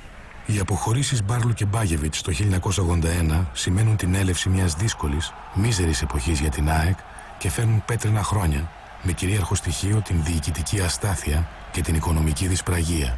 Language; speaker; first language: Greek; native; Greek